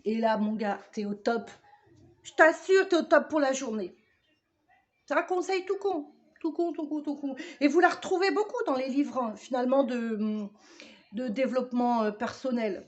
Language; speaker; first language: French; native; French